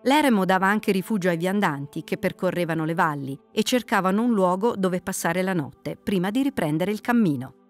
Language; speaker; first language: Italian; native; Italian